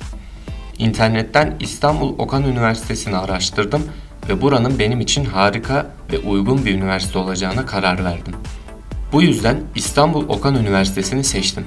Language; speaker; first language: Turkish; non-native, learner; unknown